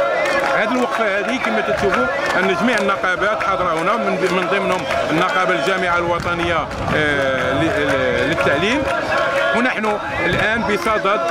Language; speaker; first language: Arabic; native; Arabic